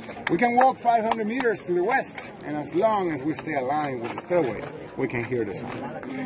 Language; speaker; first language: English; non-native, fluent; Spanish